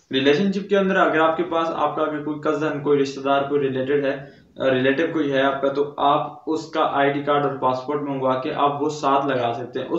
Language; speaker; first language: Urdu; non-native, local second language; Punjabi